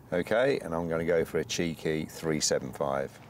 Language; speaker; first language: English; native; English